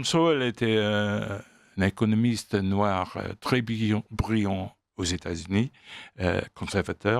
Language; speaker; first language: French; non-native, fluent; English